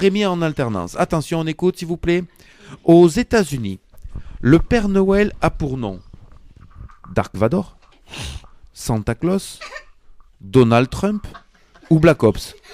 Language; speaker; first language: French; native; French